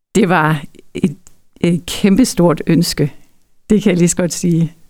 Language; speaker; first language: Danish; native; Danish